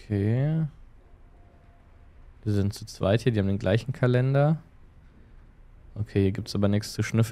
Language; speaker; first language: German; native; German